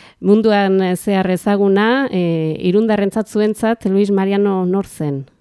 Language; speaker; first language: Basque; native; Basque